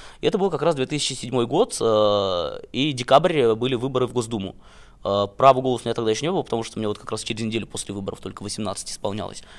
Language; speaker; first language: Russian; native; Russian